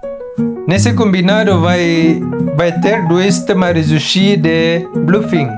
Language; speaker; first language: Portuguese; non-native, learner; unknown